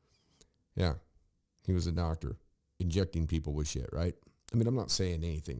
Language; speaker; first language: English; native; English